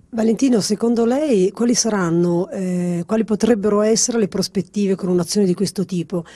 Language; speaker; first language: Italian; native; Italian